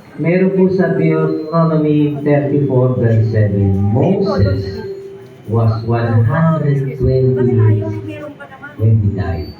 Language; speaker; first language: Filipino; native; Filipino